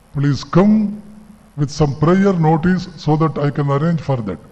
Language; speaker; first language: English; non-native, local second language; Kannada